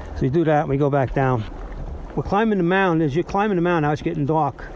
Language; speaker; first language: English; native; English